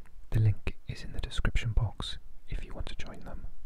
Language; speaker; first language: English; native; English